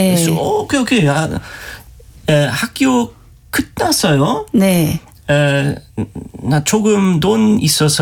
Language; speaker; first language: Korean; non-native, learner; German